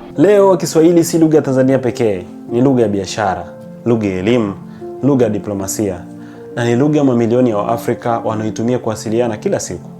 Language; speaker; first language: Swahili; native; Swahili